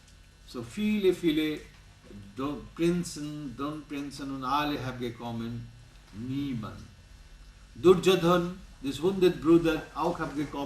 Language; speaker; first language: German; non-native, learner; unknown